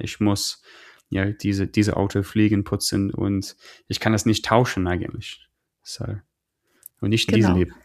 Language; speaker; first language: German; non-native, fluent; English